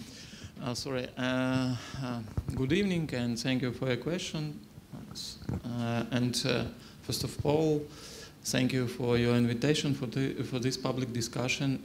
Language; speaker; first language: English; non-native, learner; Ukrainian